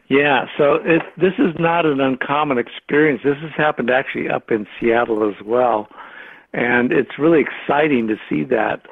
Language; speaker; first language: English; native; English